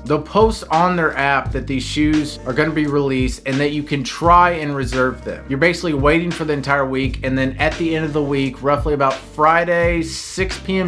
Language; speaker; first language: English; native; English